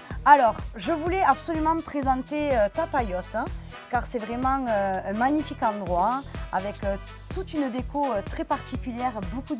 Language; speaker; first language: French; native; French